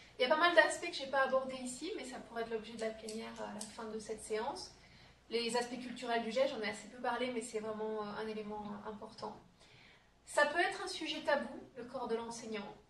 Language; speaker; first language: French; native; French